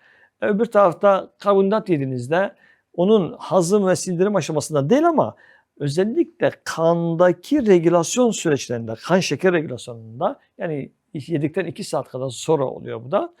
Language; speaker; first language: Turkish; native; Turkish